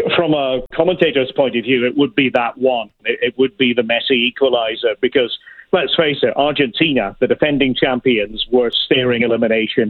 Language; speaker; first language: English; native; English